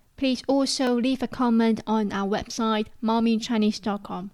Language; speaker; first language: English; non-native, fluent; Chinese